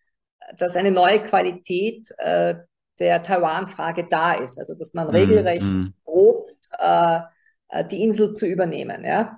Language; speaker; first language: German; native; German